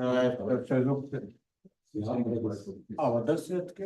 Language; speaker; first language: German; non-native, fluent; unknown